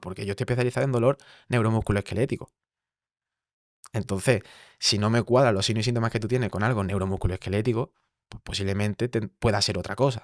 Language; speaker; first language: Spanish; native; Spanish